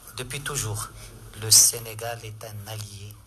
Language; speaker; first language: French; non-native, local second language; Arabic